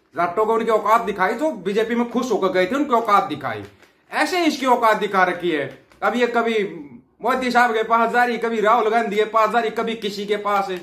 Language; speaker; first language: Hindi; native; Hindi